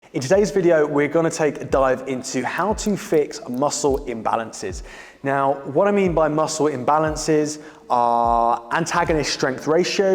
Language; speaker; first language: English; native; English